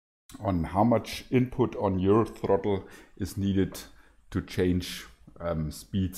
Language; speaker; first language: English; non-native, fluent; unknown